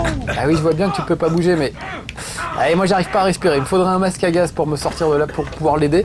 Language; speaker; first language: French; native; French